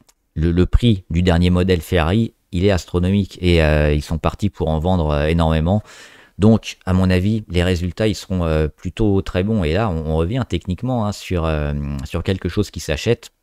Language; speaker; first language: French; native; French